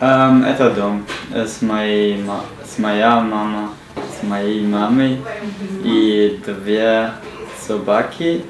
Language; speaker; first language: Russian; non-native, learner; German